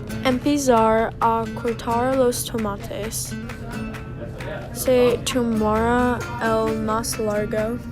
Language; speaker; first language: Spanish; non-native, learner; English